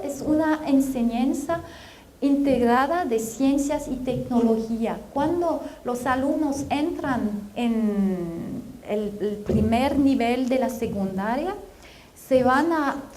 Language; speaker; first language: Spanish; non-native, fluent; French